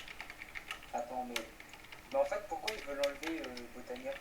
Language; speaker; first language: French; native; French